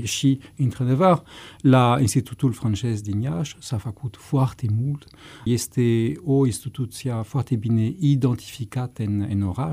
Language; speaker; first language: Romanian; non-native, fluent; French